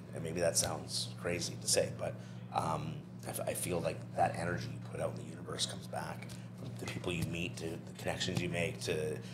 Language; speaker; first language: English; native; English